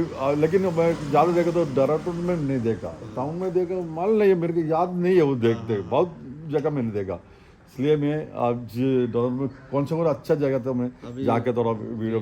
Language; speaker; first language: Hindi; non-native, local second language; Malayalam